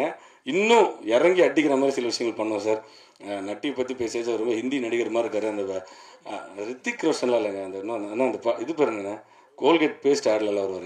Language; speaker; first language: Tamil; native; Tamil